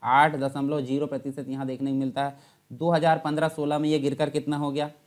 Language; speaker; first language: Hindi; native; Hindi